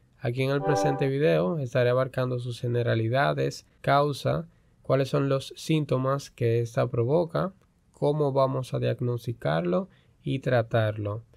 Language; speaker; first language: Spanish; native; Spanish